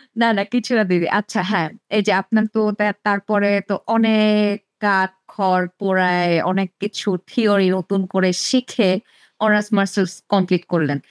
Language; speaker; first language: Bangla; native; Bangla